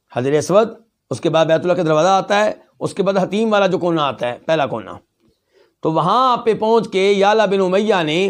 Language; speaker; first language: Urdu; native; Urdu